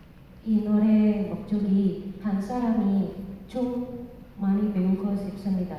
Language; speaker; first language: Korean; non-native, learner; Indonesian